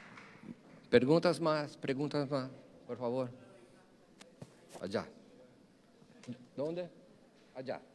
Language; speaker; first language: Spanish; non-native, fluent; Portuguese